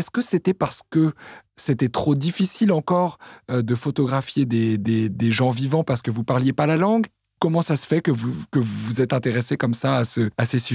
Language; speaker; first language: French; native; French